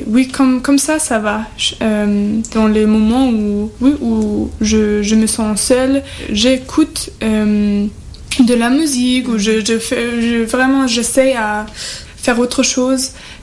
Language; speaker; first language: French; non-native, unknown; German